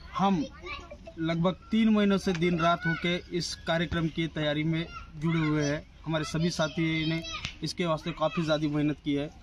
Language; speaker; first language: Hindi; non-native, local second language; Marathi